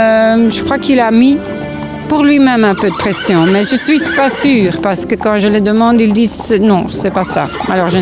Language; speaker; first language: French; non-native, local second language; Dutch